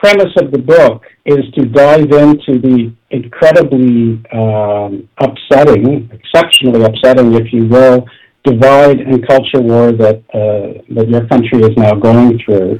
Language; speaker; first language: English; native; English